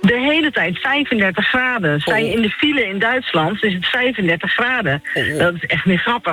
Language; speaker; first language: Dutch; native; Dutch